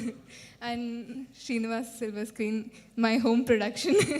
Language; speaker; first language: Telugu; non-native, fluent; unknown